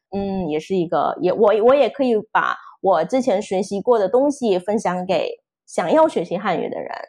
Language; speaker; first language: Chinese; non-native, fluent; Min Nan Chinese